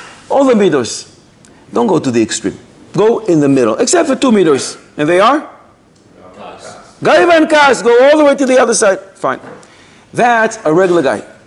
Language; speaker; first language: English; native; English